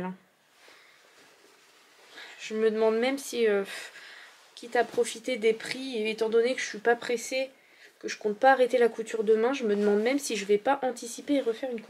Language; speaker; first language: French; native; French